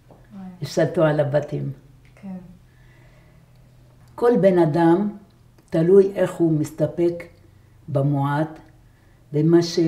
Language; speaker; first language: Hebrew; non-native, fluent; Arabic